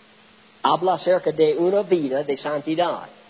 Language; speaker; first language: Spanish; non-native, learner; English